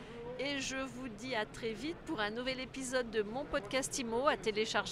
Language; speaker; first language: French; native; French